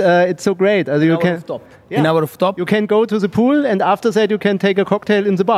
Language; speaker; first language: English; non-native, learner; German